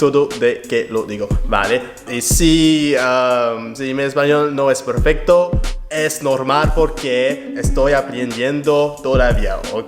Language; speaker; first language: Spanish; non-native, learner; French